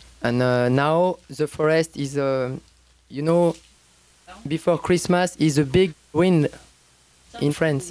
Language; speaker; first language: English; non-native, learner; French